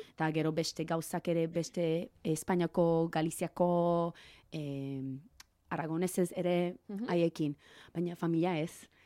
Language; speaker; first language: Basque; non-native, learner; English